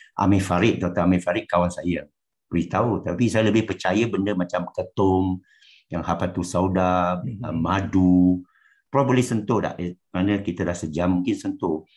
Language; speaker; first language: Malay; non-native, local second language; Chinese